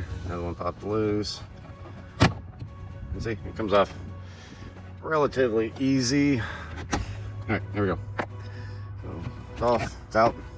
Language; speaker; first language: English; native; English